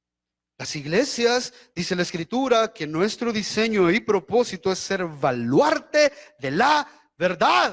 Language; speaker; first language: Spanish; native; Spanish